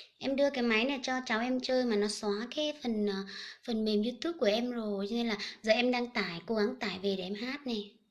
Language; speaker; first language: Vietnamese; non-native, local second language; Hmong